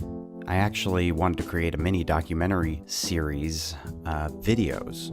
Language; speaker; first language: English; native; English